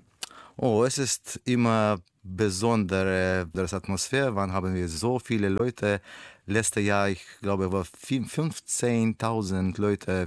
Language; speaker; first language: German; non-native, learner; Russian